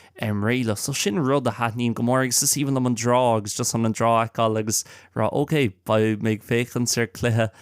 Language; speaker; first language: Irish; non-native, local second language; English